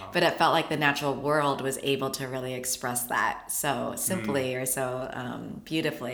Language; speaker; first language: English; native; English